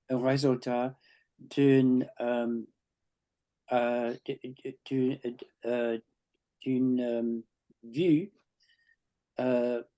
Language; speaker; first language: French; non-native, fluent; English